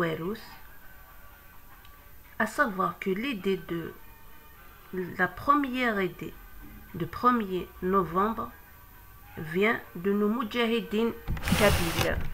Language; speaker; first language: French; non-native, local second language; Kabyle